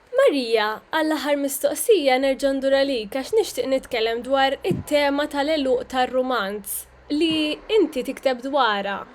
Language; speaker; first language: Maltese; native; Maltese